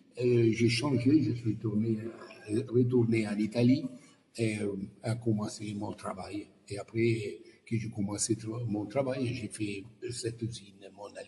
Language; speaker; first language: French; non-native, learner; Italian